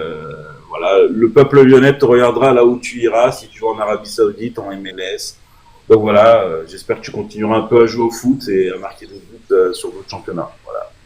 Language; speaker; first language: French; native; French